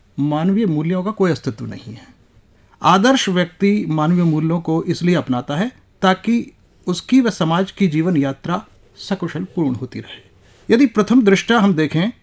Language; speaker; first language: Hindi; native; Hindi